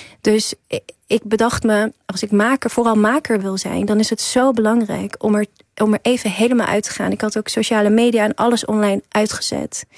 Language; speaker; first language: Dutch; early bilingual, other home language; Persian